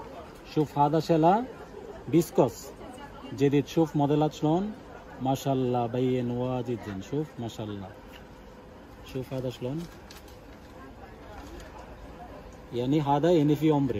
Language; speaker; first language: Arabic; non-native, learner; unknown